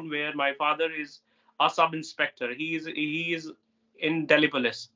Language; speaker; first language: English; non-native, local second language; Hindi